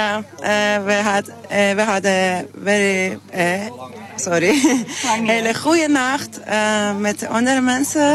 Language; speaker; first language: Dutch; non-native, learner; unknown